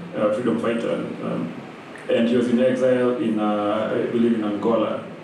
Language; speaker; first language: English; non-native, local second language; Kikuyu